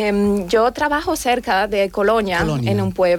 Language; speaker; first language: Spanish; non-native, fluent; German